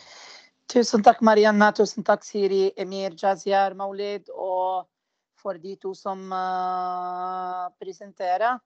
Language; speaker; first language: Norwegian; non-native, fluent; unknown